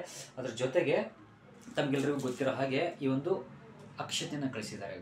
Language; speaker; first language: Kannada; native; Kannada